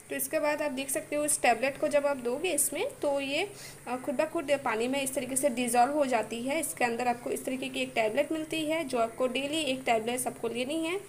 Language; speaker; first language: Hindi; non-native, local second language; Bangla